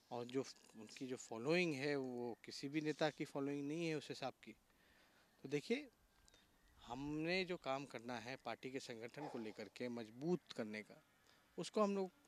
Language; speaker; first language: Hindi; native; Hindi